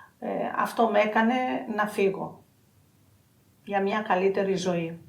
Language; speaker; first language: Greek; non-native, fluent; Albanian